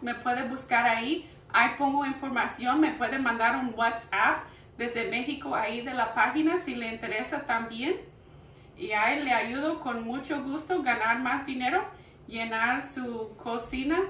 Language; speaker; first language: Spanish; early bilingual, heritage; Spanish